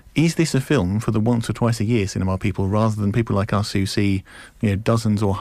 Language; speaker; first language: English; native; English